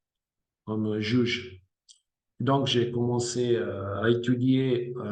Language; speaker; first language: French; non-native, fluent; Italian